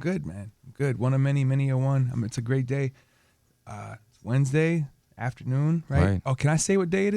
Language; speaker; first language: English; native; English